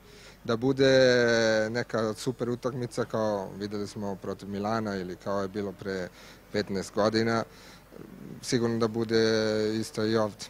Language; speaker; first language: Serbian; non-native, learner; Italian